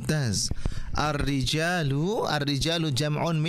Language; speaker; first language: Arabic; non-native, fluent; Indonesian